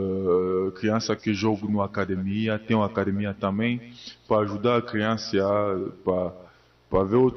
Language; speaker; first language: Portuguese; non-native, learner; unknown